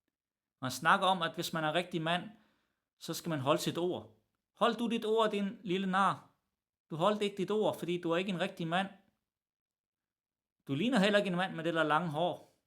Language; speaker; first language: Danish; early bilingual, other home language; Arabic